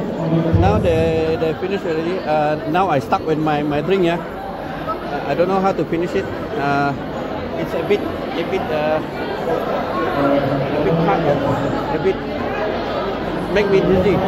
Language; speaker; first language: English; non-native, local second language; Malay